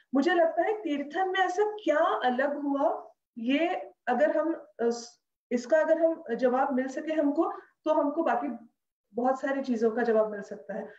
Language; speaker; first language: Hindi; non-native, local second language; Marathi